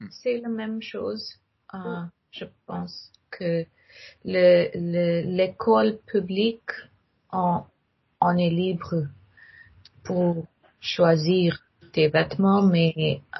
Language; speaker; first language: French; non-native, learner; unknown